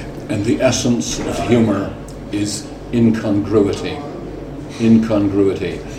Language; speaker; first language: English; native; English